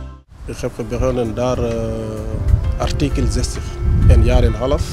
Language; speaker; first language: Dutch; non-native, learner; Wolof